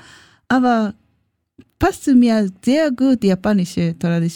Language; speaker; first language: German; non-native, learner; Japanese